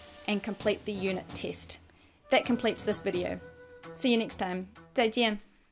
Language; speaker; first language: English; native; English